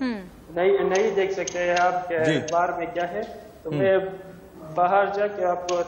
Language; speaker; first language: Hindi; non-native, learner; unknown